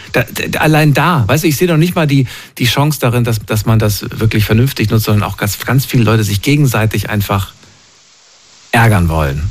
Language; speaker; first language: German; native; German